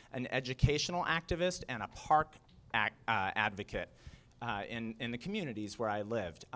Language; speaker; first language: English; native; English